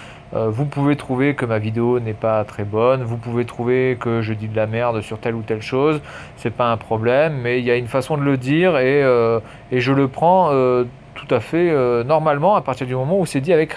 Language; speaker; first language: French; native; French